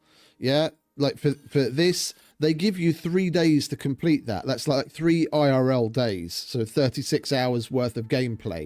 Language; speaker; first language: English; native; English